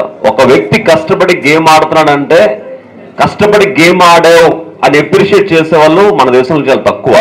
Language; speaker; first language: Telugu; native; Telugu